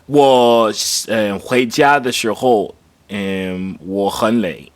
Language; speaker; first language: Chinese; non-native, learner; English